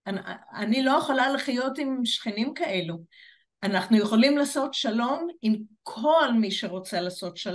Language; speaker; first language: Hebrew; non-native, fluent; English